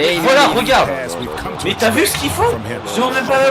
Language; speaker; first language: French; native; French